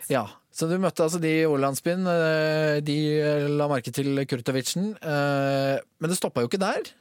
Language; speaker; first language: Norwegian; native; Norwegian